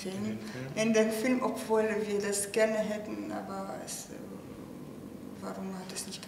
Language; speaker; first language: German; non-native, learner; Russian